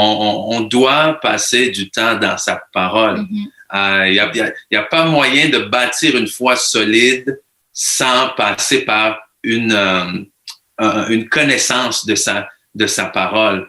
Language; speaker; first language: French; native; French